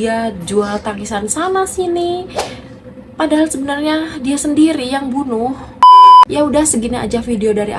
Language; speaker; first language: Indonesian; native; Indonesian